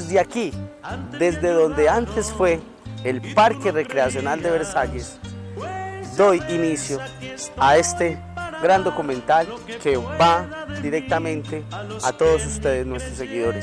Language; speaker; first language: Spanish; native; Spanish